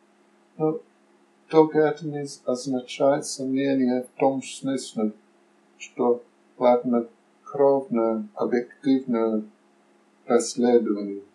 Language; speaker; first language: Russian; non-native, fluent; English